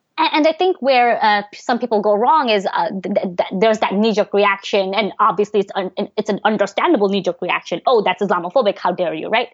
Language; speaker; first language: English; early bilingual, other home language; Bangla